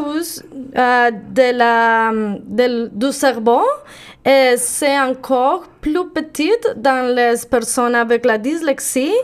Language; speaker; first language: French; non-native, learner; Spanish